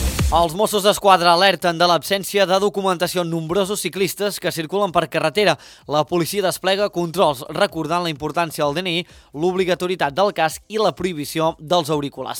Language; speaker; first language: Catalan; native; Catalan